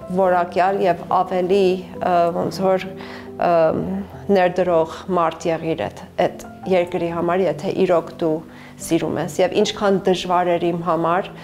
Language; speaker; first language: Armenian; early bilingual, heritage; Armenian